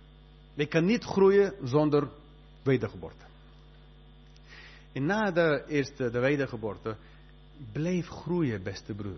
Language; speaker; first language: Dutch; non-native, fluent; Spanish